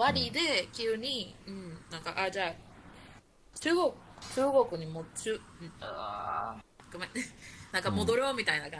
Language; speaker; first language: Japanese; non-native, learner; Spanish